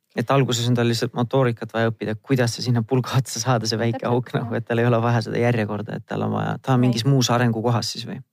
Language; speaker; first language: Estonian; native; Estonian